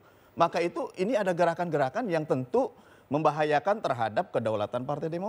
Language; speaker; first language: Indonesian; native; Indonesian